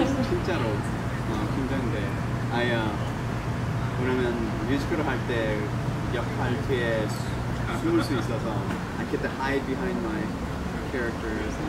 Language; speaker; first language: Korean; early bilingual, heritage; English